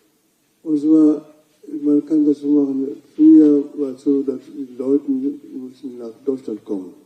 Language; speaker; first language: German; non-native, fluent; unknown